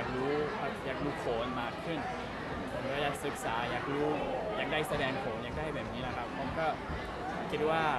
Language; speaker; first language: Thai; non-native, learner; English